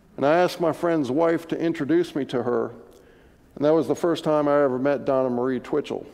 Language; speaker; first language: English; native; English